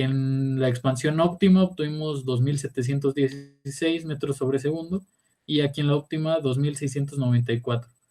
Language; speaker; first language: Spanish; native; Spanish